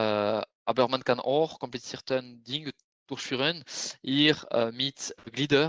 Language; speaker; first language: German; non-native, fluent; French